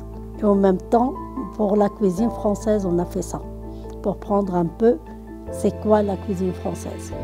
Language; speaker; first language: French; non-native, learner; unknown